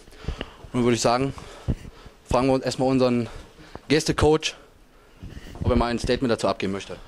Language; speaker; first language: German; native; German